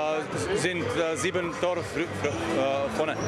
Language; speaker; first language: German; non-native, learner; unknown